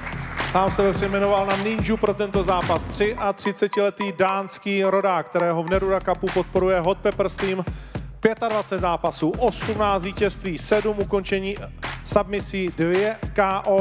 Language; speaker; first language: Czech; native; Czech